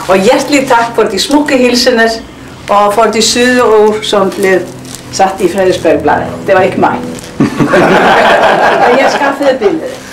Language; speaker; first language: Danish; non-native, fluent; Icelandic